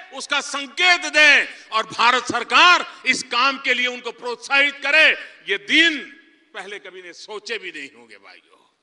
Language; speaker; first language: Hindi; non-native, local second language; Gujarati